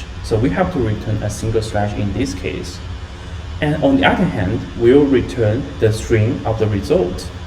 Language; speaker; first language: English; non-native, fluent; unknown